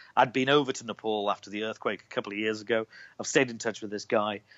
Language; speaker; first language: English; native; English